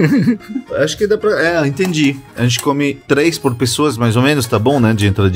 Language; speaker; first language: Portuguese; non-native, fluent; French